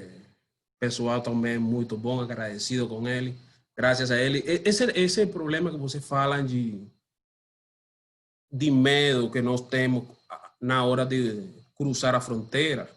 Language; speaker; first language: Portuguese; non-native, learner; Spanish